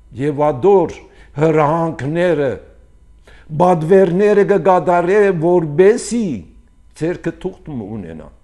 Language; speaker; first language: Armenian; early bilingual, heritage; Armenian